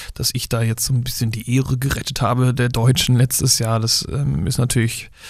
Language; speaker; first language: German; native; German